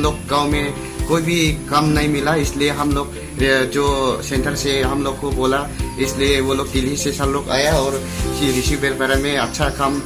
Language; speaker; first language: Hindi; non-native, local second language; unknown